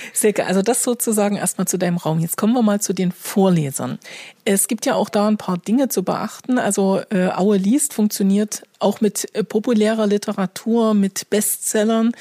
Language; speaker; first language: German; native; German